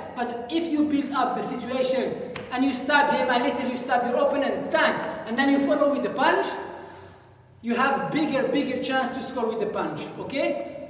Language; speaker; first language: English; non-native, fluent; French